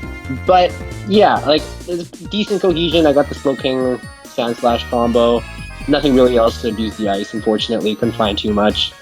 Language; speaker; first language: English; native; English